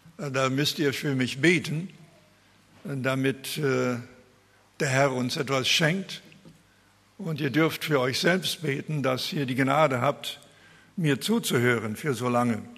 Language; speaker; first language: German; early bilingual, heritage; German